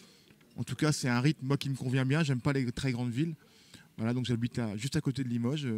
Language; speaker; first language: French; native; French